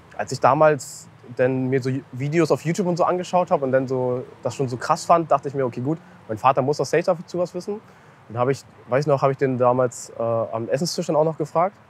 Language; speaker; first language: German; native; German